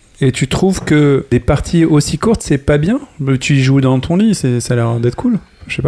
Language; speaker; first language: French; native; French